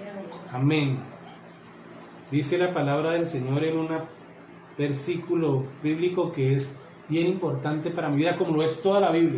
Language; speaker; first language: Spanish; native; Spanish